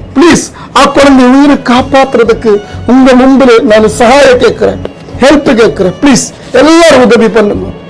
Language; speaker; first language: Tamil; non-native, local second language; Urdu